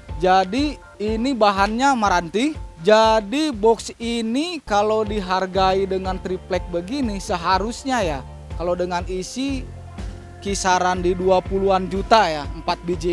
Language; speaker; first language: Indonesian; native; Indonesian